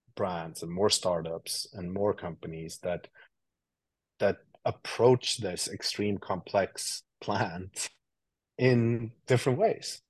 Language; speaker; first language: English; non-native, fluent; Swedish